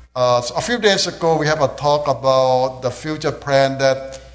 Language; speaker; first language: English; non-native, fluent; Thai